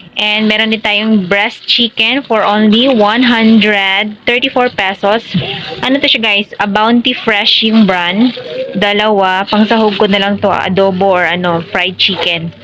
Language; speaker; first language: Filipino; native; Filipino